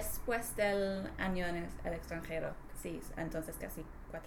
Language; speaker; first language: Spanish; non-native, learner; English